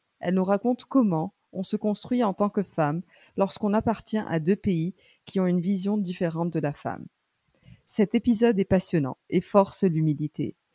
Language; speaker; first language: French; native; French